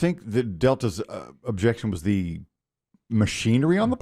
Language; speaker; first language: English; native; English